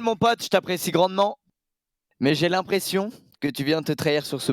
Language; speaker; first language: French; native; French